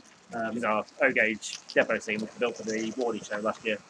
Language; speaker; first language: English; native; English